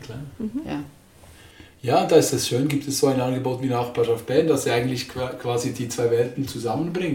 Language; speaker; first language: German; native; German